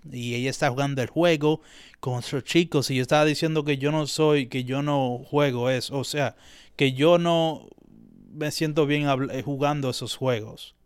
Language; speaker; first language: Spanish; native; Spanish